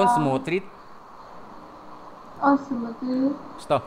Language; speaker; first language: Russian; non-native, fluent; Vietnamese